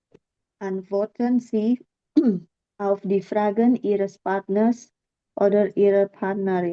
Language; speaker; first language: German; non-native, learner; Indonesian